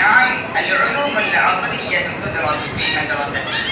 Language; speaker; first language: Arabic; non-native, learner; Urdu